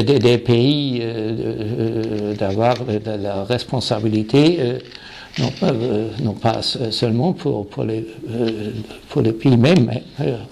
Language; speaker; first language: French; non-native, fluent; German